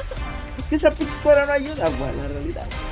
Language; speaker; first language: Spanish; native; Spanish